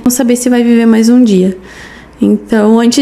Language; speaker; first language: Portuguese; native; Portuguese